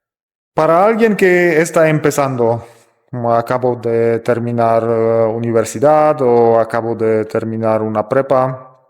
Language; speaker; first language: Spanish; non-native, fluent; Polish